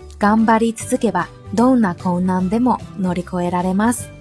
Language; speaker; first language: Japanese; non-native, fluent; Chinese